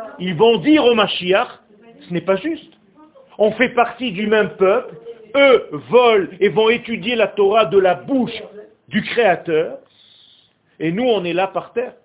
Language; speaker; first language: French; non-native, fluent; Hebrew